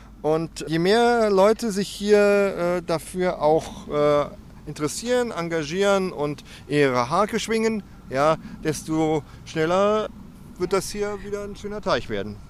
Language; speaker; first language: German; native; German